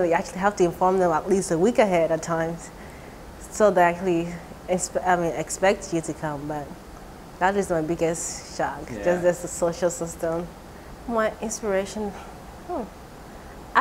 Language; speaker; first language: English; non-native, local second language; Igbo